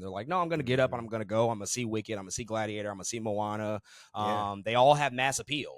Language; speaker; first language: English; native; English